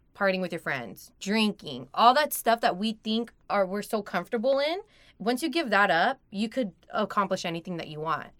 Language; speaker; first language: English; early bilingual, other home language; Persian